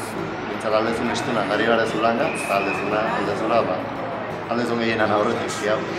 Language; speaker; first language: Basque; native; Basque